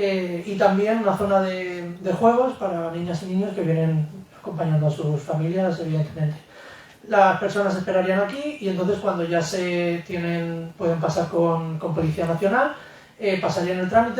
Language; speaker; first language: Spanish; native; Spanish